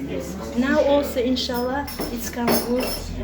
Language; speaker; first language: English; non-native, learner; Azerbaijani